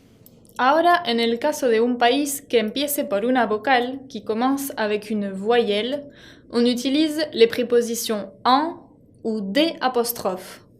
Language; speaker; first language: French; non-native, fluent; Spanish